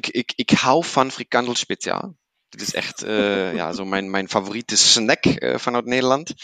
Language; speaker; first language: Dutch; non-native, learner; German